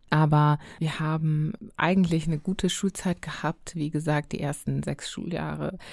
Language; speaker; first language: German; early bilingual, other home language; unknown